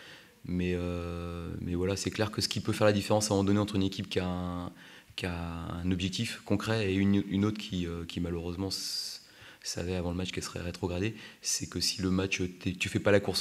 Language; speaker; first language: French; native; French